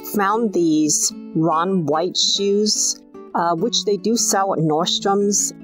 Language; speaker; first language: English; native; English